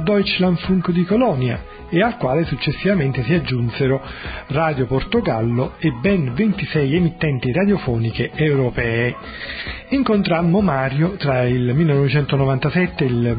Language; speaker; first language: Italian; native; Italian